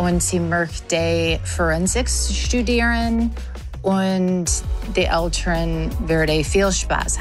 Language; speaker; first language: German; non-native, learner; English